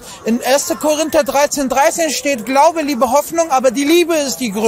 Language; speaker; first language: German; non-native, fluent; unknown